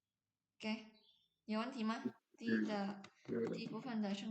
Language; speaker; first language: Chinese; non-native, fluent; Indonesian